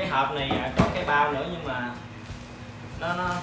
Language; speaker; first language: Vietnamese; early bilingual, other home language; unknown